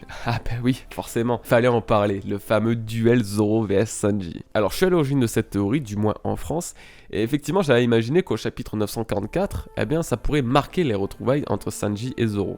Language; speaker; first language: French; native; French